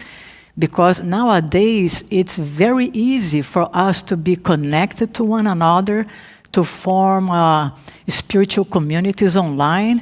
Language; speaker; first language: English; non-native, fluent; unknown